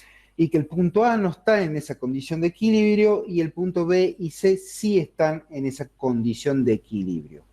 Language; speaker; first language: Spanish; native; Spanish